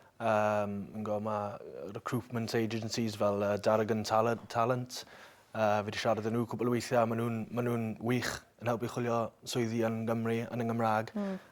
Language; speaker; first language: Welsh; native; Welsh